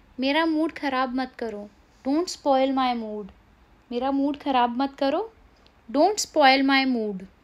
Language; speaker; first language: Hindi; native; Hindi